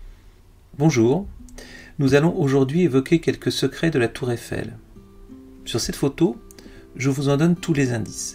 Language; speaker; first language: French; native; French